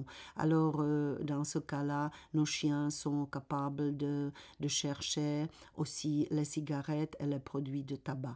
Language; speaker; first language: French; non-native, fluent; Czech